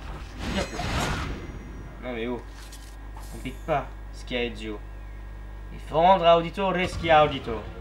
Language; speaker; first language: French; native; French